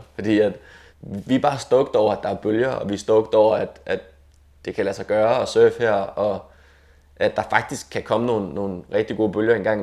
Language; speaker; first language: Danish; native; Danish